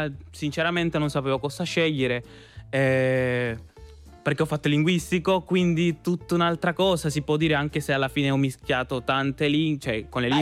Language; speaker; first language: Italian; non-native, fluent; Spanish